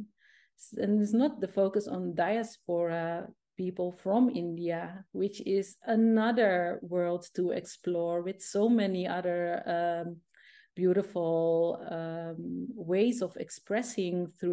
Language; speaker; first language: English; non-native, fluent; Dutch